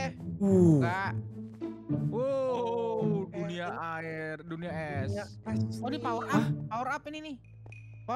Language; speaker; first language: Indonesian; native; Indonesian